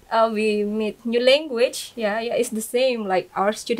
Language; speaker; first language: English; non-native, fluent; Indonesian